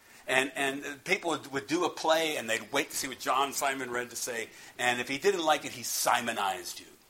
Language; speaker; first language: English; native; English